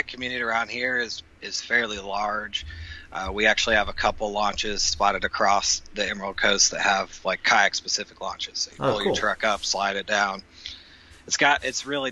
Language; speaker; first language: English; native; English